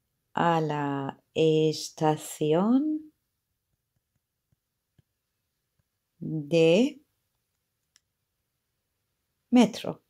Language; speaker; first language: Spanish; non-native, fluent; Persian